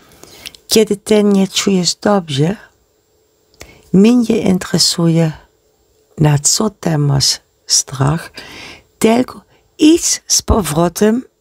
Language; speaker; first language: Polish; non-native, learner; Dutch